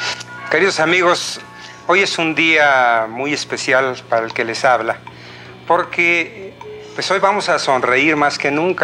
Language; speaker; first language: Spanish; native; Spanish